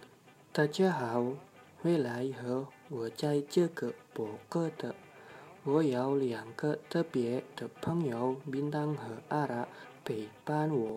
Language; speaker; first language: Chinese; non-native, learner; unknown